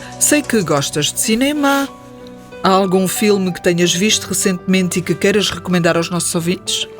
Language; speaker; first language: Portuguese; native; Portuguese